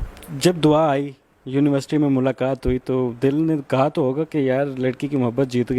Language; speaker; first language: Urdu; native; Urdu